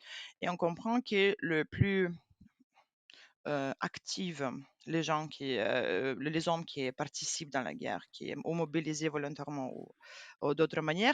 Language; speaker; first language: French; non-native, fluent; Ukrainian